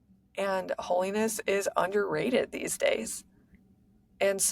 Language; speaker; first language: English; native; English